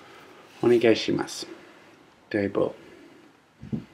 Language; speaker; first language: Japanese; non-native, learner; English